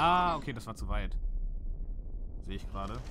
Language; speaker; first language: German; native; German